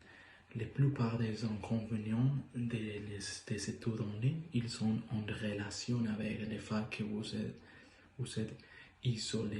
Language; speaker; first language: French; non-native, learner; Spanish